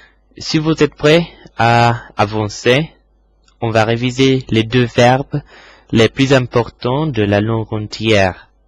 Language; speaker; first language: French; non-native, fluent; English